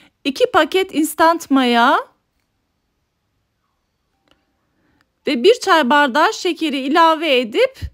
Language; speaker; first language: Turkish; native; Turkish